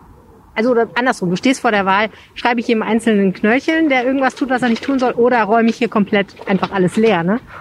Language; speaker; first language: German; native; German